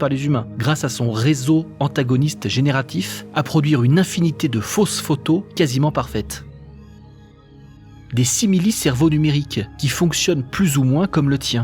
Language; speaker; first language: French; native; French